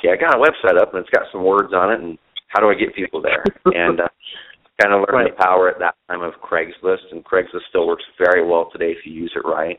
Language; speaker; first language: English; native; English